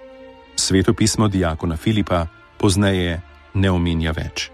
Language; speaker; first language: Slovenian; native; Slovenian